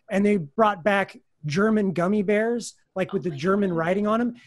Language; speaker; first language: English; native; English